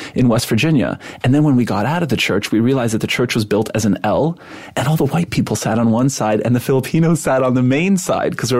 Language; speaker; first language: English; non-native, fluent; Polish